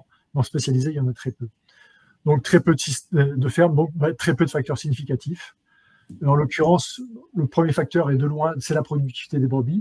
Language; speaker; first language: French; native; French